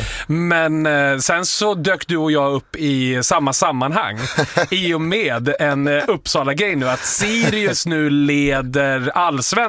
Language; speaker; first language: Swedish; native; Swedish